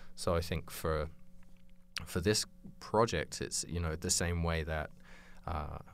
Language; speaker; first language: English; native; English